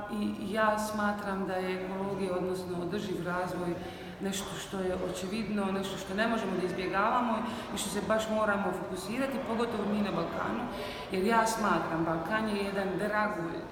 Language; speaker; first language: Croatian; non-native, fluent; German